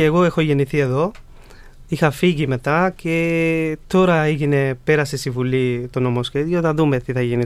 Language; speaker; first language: Greek; early bilingual, other home language; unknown